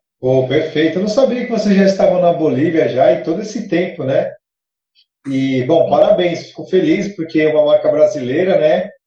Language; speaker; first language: Portuguese; native; Portuguese